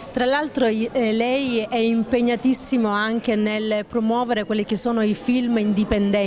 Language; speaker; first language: Italian; native; Italian